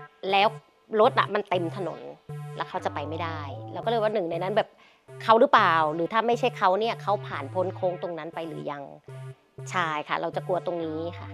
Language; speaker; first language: Thai; native; Thai